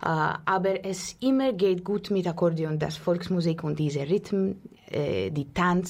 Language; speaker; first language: German; non-native, learner; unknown